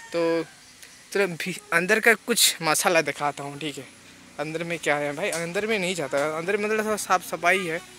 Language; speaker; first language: Hindi; non-native, local second language; Bangla